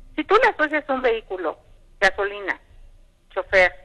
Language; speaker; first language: Spanish; native; Spanish